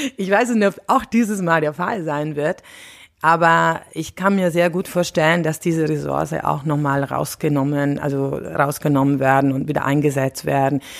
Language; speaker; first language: German; non-native, fluent; Italian